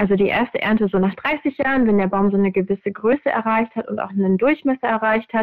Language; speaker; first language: German; native; German